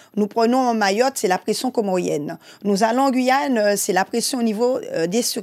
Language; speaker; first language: French; native; French